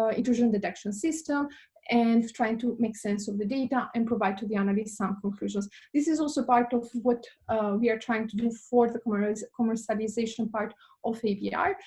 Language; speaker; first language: English; non-native, fluent; Albanian